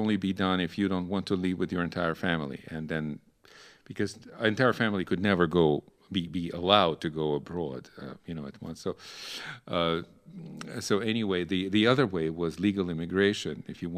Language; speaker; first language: English; non-native, fluent; Ukrainian